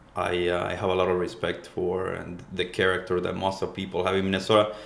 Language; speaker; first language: English; non-native, fluent; Spanish